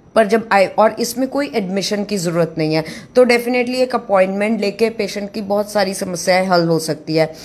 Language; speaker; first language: Hindi; non-native, local second language; Punjabi